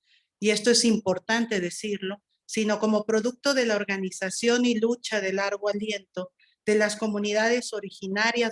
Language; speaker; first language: Spanish; native; Spanish